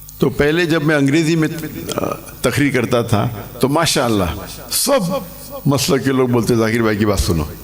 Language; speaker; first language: Urdu; non-native, local second language; English